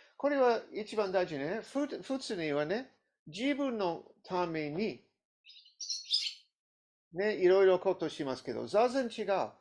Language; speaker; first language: Japanese; non-native, learner; English